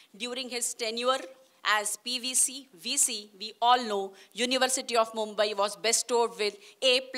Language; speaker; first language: English; non-native, local second language; Marathi